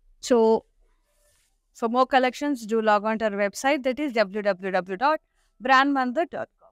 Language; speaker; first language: English; non-native, local second language; Telugu